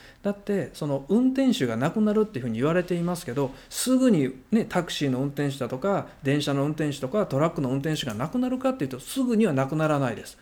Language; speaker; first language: Japanese; native; Japanese